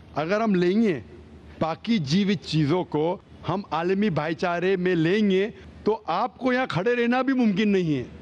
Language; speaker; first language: Hindi; non-native, local second language; Konkani